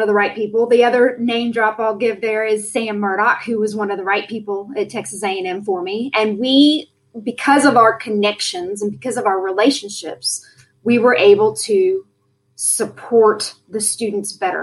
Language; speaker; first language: English; native; English